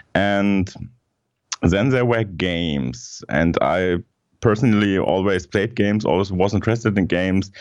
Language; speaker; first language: English; non-native, fluent; German